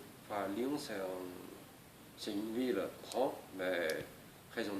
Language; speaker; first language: French; non-native, learner; Chinese